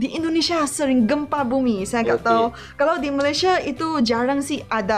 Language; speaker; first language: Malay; non-native, local second language; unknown